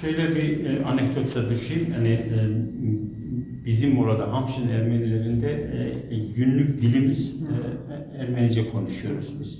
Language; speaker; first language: Turkish; native; Turkish